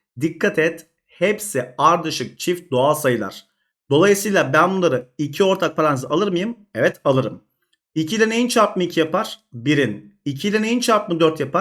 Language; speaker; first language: Turkish; native; Turkish